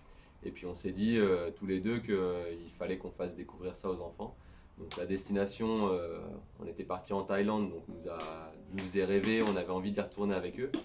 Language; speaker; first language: French; native; French